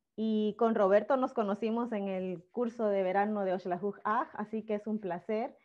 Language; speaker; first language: Spanish; native; Spanish